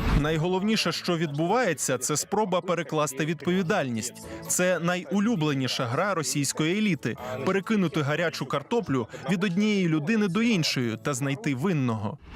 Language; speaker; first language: Ukrainian; native; Ukrainian